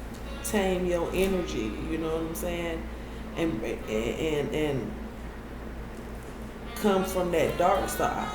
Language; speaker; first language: English; native; English